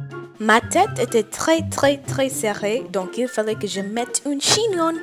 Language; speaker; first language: French; non-native, learner; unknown